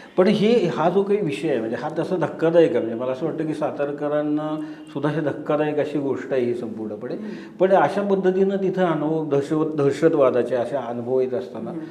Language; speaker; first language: Marathi; native; Marathi